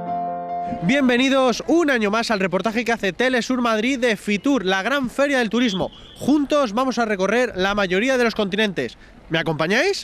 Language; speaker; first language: Spanish; native; Spanish